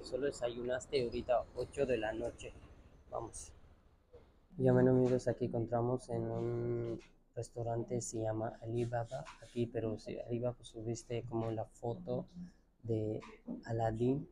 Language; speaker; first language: Spanish; non-native, learner; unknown